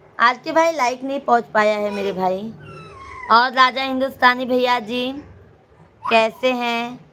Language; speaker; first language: Hindi; native; Hindi